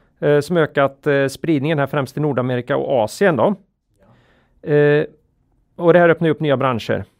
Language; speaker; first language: Swedish; native; Swedish